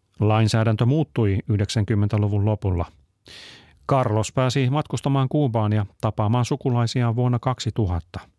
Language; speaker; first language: Finnish; native; Finnish